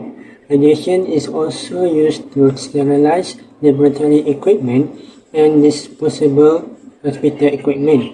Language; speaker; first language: English; non-native, learner; Malay